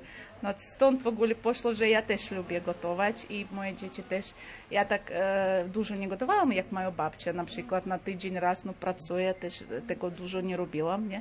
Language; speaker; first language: Polish; non-native, fluent; Crimean Tatar